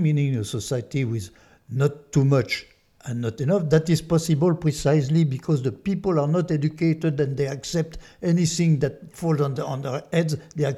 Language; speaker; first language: English; non-native, fluent; French